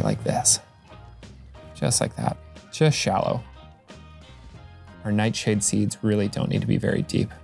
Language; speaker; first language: English; native; English